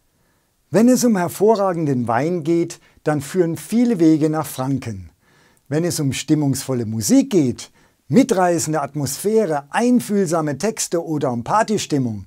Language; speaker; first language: German; native; German